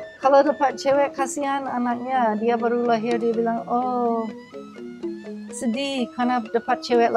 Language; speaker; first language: Indonesian; non-native, learner; English